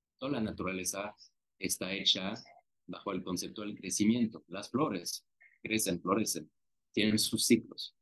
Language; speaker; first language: Spanish; non-native, fluent; French